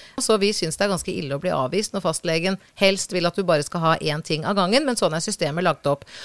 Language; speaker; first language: Norwegian; native; Norwegian